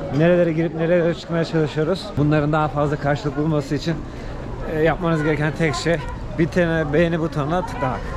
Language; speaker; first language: Turkish; native; Turkish